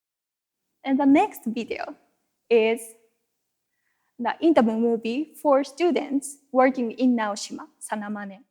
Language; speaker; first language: English; non-native, fluent; Japanese